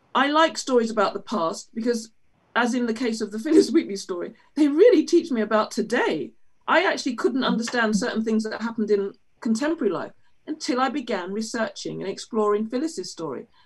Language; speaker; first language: English; native; English